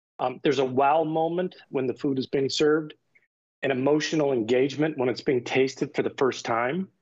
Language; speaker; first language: English; native; English